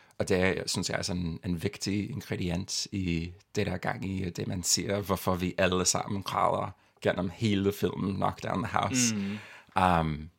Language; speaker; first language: Danish; non-native, fluent; English